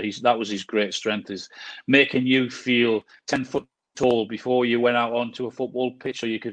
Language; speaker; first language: English; native; English